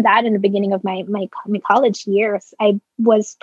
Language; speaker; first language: English; non-native, local second language; Filipino